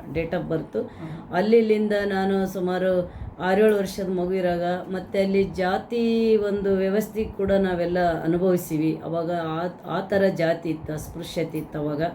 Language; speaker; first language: Kannada; native; Kannada